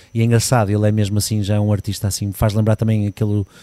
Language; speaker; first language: Portuguese; native; Portuguese